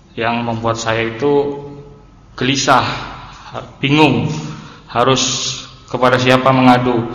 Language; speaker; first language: Indonesian; native; Indonesian